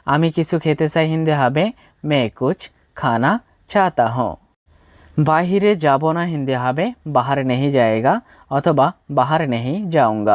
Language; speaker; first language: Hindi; non-native, fluent; Bangla